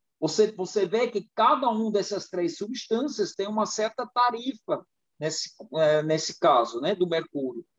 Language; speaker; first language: Portuguese; non-native, fluent; German